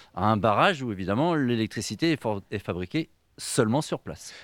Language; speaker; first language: French; native; French